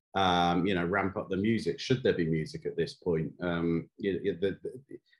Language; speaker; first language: English; native; English